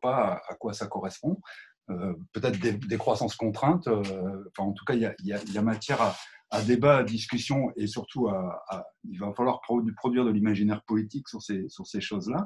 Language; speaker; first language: French; native; French